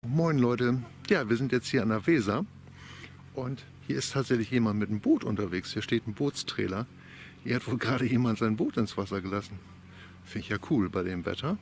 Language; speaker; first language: German; native; German